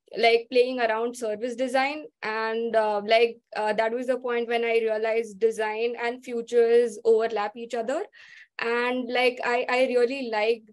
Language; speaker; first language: English; non-native, local second language; Marathi